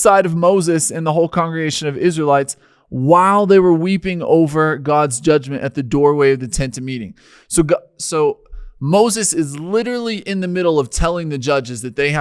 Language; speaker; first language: English; native; English